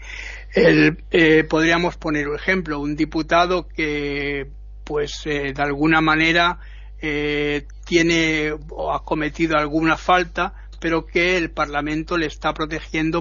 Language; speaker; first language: Spanish; native; Spanish